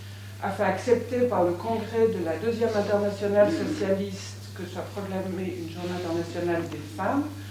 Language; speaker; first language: French; native; French